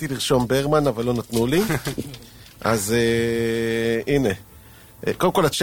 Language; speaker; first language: Hebrew; native; Hebrew